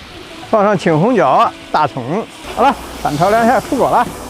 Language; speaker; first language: Chinese; native; Chinese